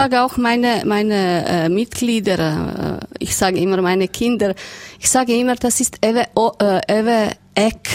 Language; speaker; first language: German; non-native, learner; Serbian